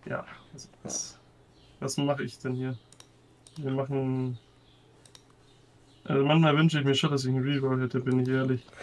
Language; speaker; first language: German; native; German